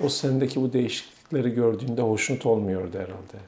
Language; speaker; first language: Turkish; native; Turkish